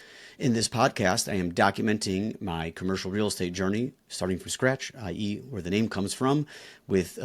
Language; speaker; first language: English; native; English